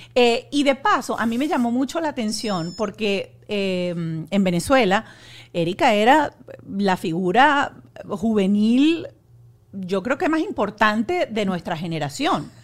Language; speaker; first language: Spanish; native; Spanish